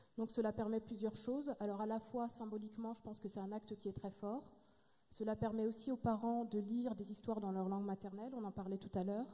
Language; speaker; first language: French; native; French